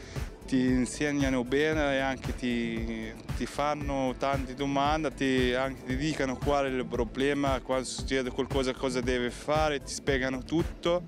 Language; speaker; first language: Italian; non-native, learner; Arabic